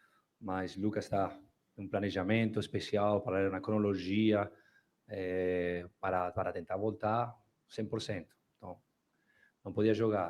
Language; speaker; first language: Portuguese; non-native, fluent; Spanish